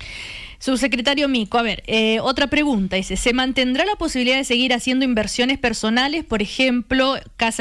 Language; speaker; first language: Spanish; native; Spanish